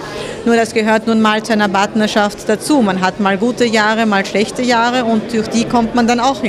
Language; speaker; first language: German; early bilingual, other home language; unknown